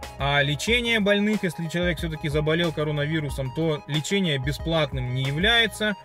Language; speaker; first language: Russian; native; Russian